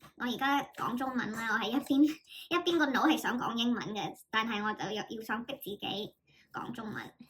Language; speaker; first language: Cantonese; early bilingual, heritage; Cantonese